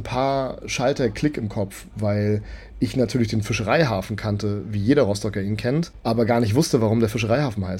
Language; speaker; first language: German; native; German